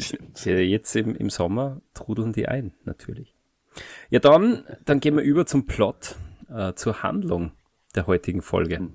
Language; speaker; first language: German; native; German